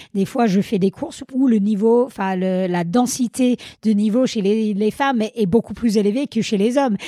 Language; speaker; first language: French; non-native, fluent; English